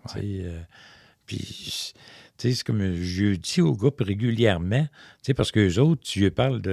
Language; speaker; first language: French; native; French